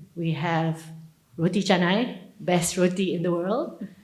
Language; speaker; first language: English; non-native, local second language; Malay